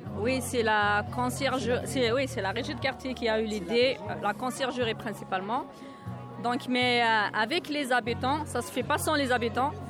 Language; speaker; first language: French; non-native, local second language; Kabyle